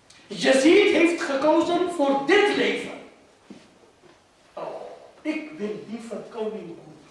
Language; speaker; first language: Dutch; non-native, fluent; Urdu